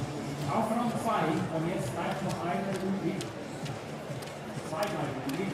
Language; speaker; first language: German; native; German